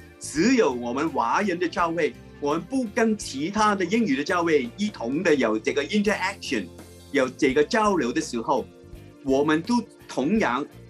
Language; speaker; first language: Chinese; non-native, local second language; Cantonese